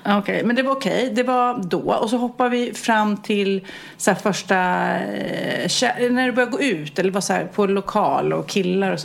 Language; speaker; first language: Swedish; native; Swedish